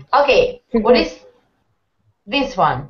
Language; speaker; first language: English; non-native, fluent; Spanish